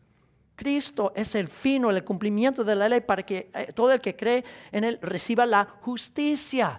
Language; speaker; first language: Spanish; native; Spanish